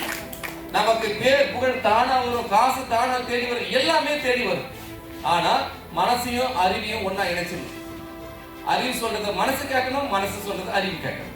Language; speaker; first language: Tamil; native; Tamil